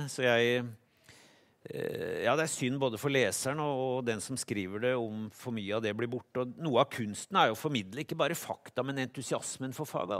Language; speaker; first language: Norwegian; native; Norwegian